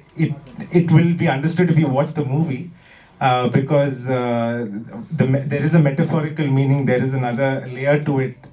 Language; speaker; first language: English; non-native, local second language; Malayalam